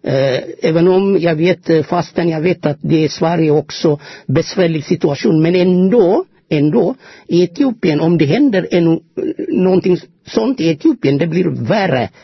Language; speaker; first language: Swedish; non-native, fluent; Amharic